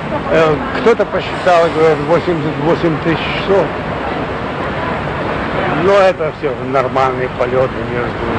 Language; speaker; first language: Russian; non-native, local second language; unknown